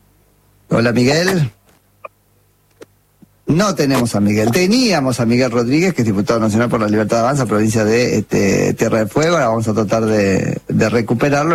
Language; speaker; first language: Spanish; native; Spanish